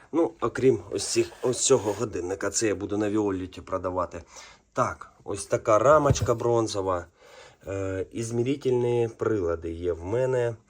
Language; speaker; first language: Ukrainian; native; Ukrainian